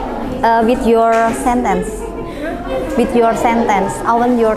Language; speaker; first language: English; non-native, learner; Indonesian